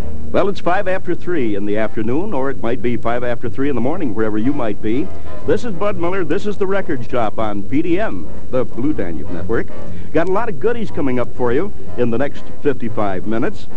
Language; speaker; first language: English; native; English